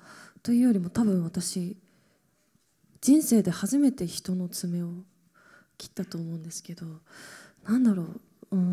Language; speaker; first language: Japanese; native; Japanese